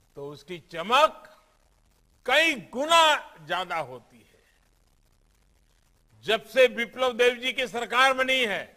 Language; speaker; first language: Hindi; non-native, local second language; Gujarati